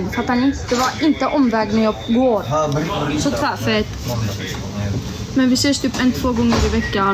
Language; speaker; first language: Swedish; early bilingual, other home language; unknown